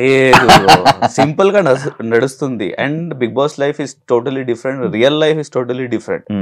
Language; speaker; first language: Telugu; non-native, learner; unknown